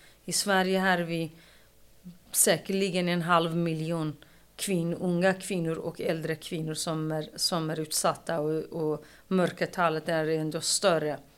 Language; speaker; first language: Swedish; non-native, fluent; Kurdish